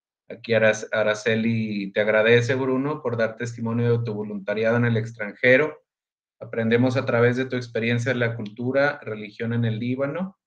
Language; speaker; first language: Spanish; native; Spanish